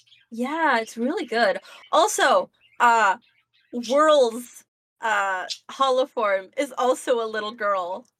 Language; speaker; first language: English; early bilingual, other home language; Spanish